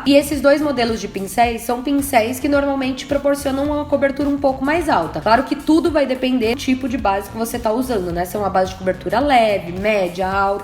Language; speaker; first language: Portuguese; native; Portuguese